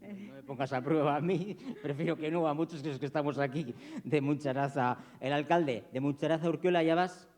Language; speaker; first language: Spanish; non-native, local second language; Basque